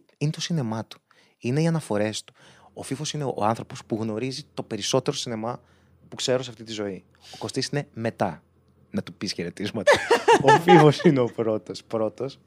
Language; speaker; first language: Greek; native; Greek